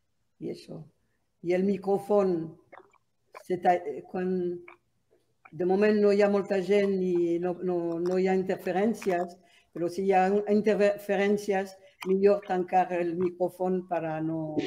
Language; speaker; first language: Catalan; non-native, local second language; Spanish